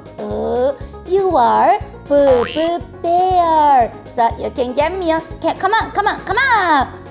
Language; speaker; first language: English; non-native, fluent; Korean